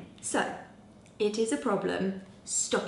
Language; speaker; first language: English; native; English